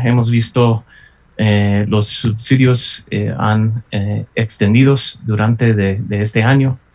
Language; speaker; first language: Spanish; non-native, fluent; English